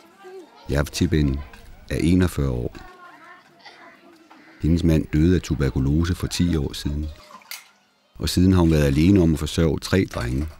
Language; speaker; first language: Danish; native; Danish